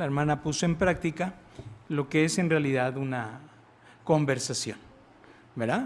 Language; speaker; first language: Spanish; native; Spanish